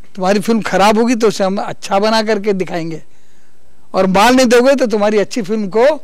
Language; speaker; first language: Hindi; native; Hindi